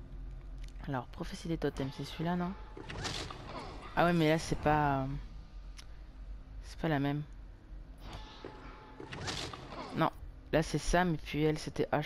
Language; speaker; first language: French; native; French